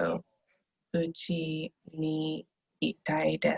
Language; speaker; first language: Japanese; non-native, learner; English